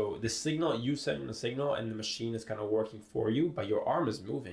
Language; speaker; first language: English; non-native, fluent; Hebrew